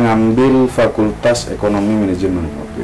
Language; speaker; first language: Indonesian; non-native, local second language; Madurese